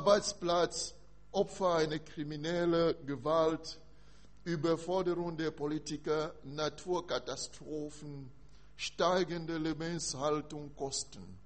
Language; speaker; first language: German; non-native, learner; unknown